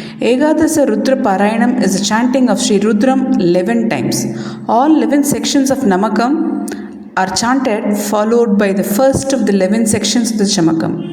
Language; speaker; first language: English; non-native, local second language; Tamil